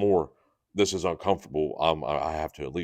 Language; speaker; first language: English; native; English